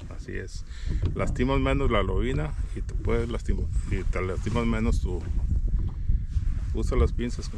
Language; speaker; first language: Spanish; native; Spanish